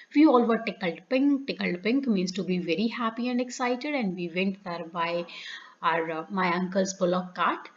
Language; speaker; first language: English; non-native, local second language; Punjabi